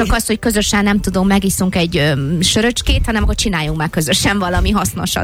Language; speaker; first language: Hungarian; native; Hungarian